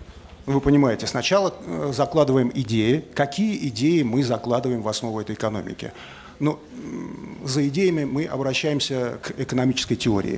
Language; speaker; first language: Russian; native; Russian